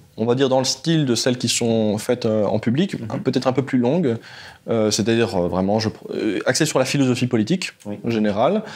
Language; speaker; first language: French; native; French